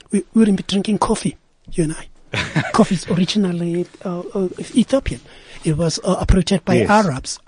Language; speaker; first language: English; non-native, local second language; Zulu